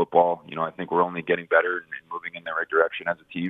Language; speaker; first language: English; native; English